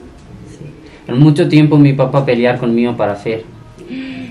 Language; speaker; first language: Spanish; non-native, learner; Punjabi